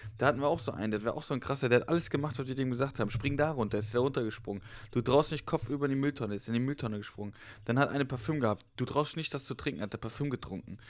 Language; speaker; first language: German; native; German